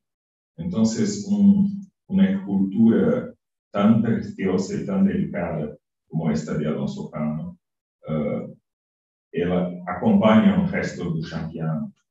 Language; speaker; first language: Spanish; non-native, fluent; Portuguese